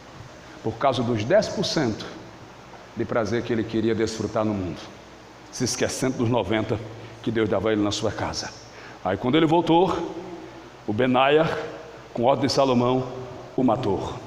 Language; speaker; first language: Portuguese; native; Portuguese